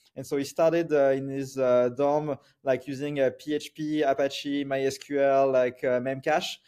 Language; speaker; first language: English; non-native, fluent; French